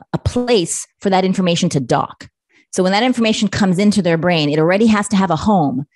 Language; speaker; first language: English; native; English